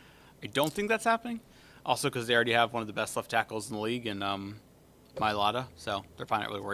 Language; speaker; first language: English; native; English